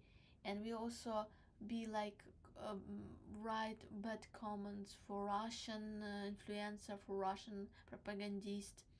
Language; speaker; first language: English; non-native, learner; Crimean Tatar